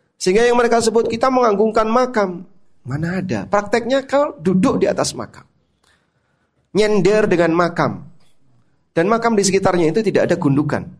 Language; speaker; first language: Indonesian; non-native, local second language; Javanese